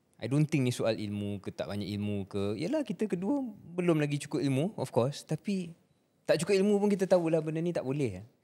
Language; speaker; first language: Malay; native; Malay